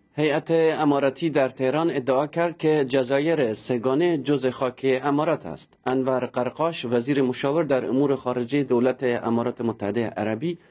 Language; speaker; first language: Persian; non-native, local second language; Central Kurdish